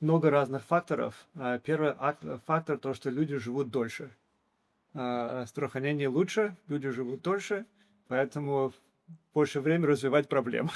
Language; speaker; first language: Russian; early bilingual, heritage; English